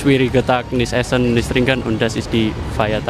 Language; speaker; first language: German; non-native, learner; Indonesian